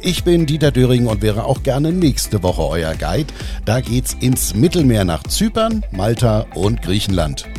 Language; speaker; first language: German; native; German